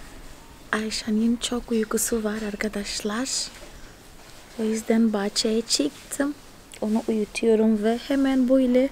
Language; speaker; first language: Turkish; non-native, fluent; Portuguese